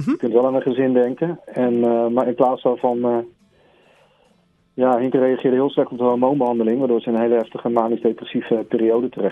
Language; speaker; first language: Dutch; native; Dutch